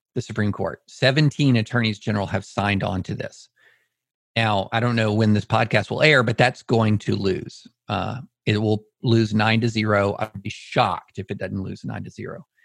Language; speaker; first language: English; native; English